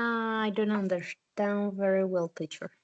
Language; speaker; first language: English; non-native, learner; Spanish